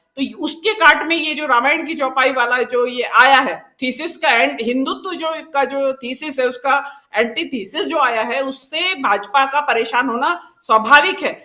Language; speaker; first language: Hindi; native; Hindi